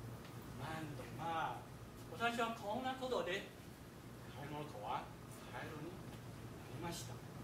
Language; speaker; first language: Japanese; non-native, fluent; Chinese